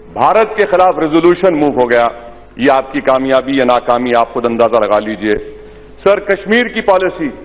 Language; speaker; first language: Urdu; native; Urdu